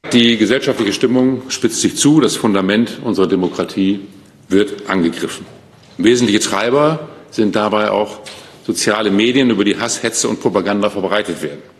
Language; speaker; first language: German; native; German